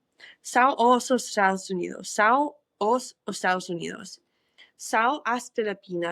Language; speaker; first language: Portuguese; non-native, learner; English